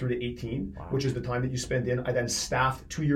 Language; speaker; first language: English; native; English